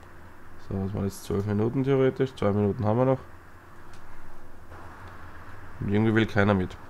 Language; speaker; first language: German; native; German